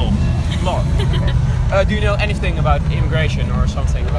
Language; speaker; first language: English; non-native, learner; Dutch